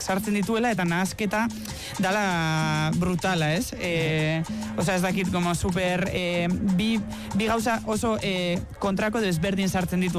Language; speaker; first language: Basque; native; Basque